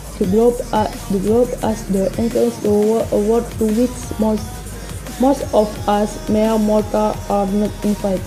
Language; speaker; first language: English; non-native, learner; Indonesian